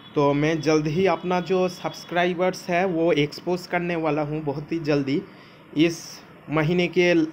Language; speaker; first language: Hindi; non-native, local second language; Bangla